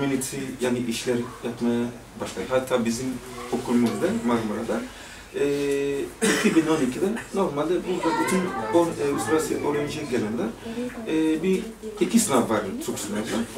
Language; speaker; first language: Turkish; non-native, learner; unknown